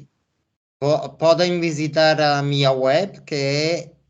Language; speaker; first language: Portuguese; non-native, fluent; Spanish